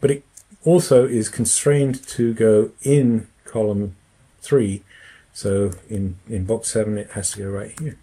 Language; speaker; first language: English; native; English